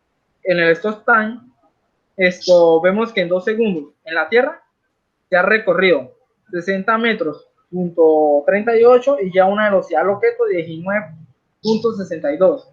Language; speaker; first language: Spanish; native; Spanish